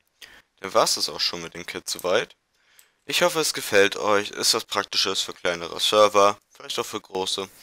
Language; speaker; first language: German; native; German